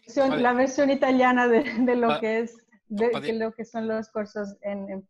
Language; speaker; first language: Spanish; non-native, learner; Italian